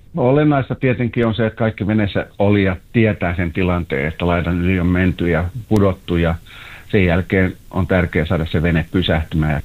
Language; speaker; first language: Finnish; native; Finnish